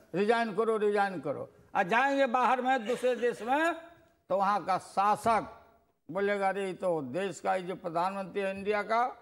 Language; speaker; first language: Hindi; native; Hindi